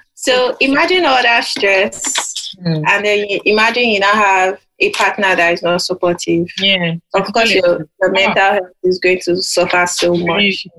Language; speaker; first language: English; non-native, local second language; Yoruba